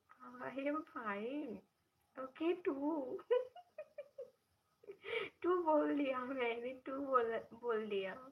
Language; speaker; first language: Hindi; non-native, local second language; Bangla